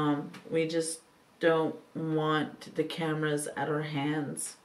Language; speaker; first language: English; native; English